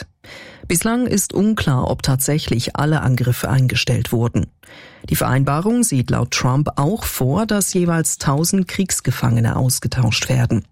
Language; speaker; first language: German; native; German